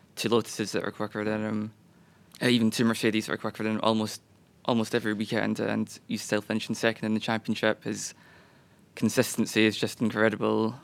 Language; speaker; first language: English; native; English